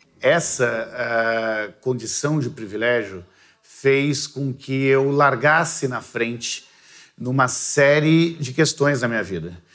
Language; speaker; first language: Portuguese; native; Portuguese